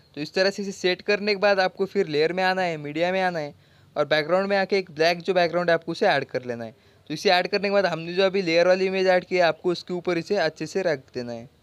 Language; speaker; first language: Hindi; non-native, local second language; Marathi